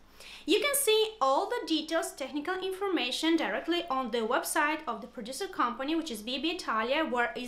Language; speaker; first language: English; non-native, fluent; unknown